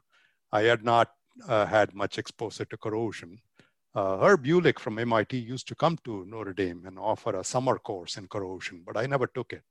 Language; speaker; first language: English; non-native, local second language; Tamil